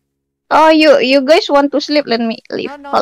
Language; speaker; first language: English; non-native, learner; Indonesian